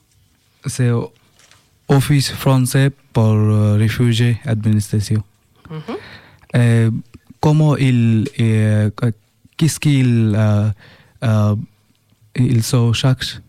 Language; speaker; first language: French; non-native, learner; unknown